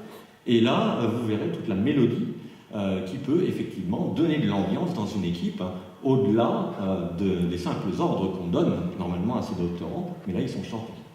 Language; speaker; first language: French; native; French